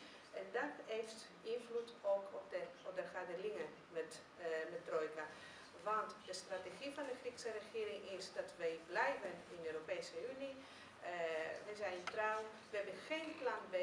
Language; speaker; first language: Dutch; non-native, fluent; Greek